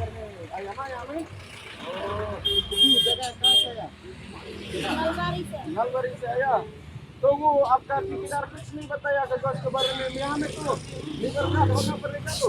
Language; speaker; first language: Hindi; non-native, local second language; Khasi